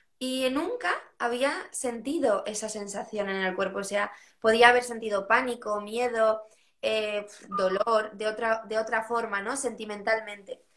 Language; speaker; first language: Spanish; native; Spanish